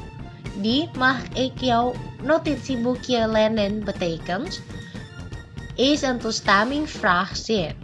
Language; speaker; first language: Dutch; non-native, fluent; Indonesian